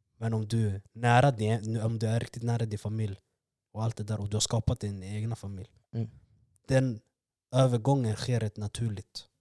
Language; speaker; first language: Swedish; early bilingual, other home language; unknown